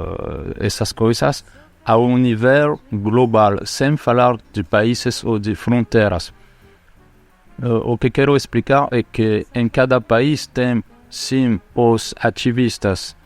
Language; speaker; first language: Portuguese; non-native, fluent; French